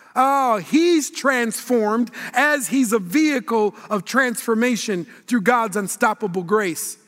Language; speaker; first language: English; native; English